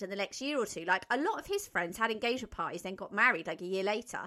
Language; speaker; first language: English; native; English